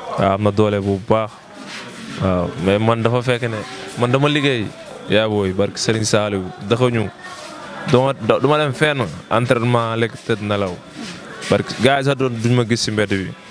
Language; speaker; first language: Wolof; native; Wolof